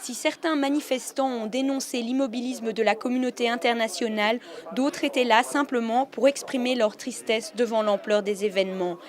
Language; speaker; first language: French; native; French